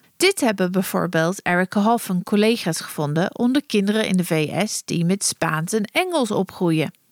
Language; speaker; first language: Dutch; non-native, fluent; English